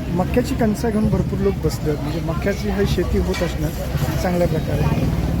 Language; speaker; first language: Marathi; native; Marathi